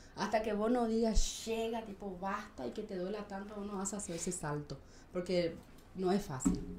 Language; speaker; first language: Spanish; native; Spanish